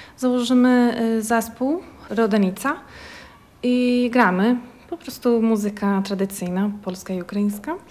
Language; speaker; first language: Polish; early bilingual, heritage; Polish